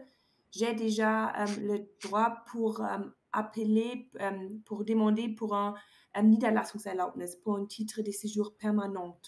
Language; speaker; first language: French; non-native, learner; German